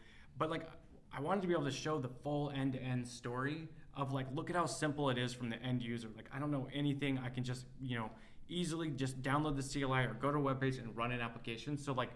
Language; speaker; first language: English; native; English